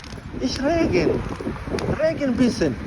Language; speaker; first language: German; non-native, learner; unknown